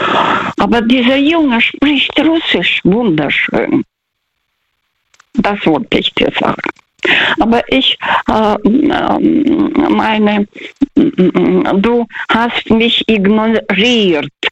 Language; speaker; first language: German; non-native, fluent; Russian